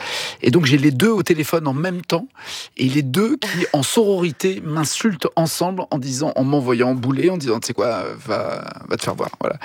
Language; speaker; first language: French; native; French